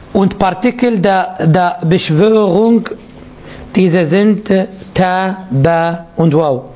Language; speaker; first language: German; non-native, fluent; Arabic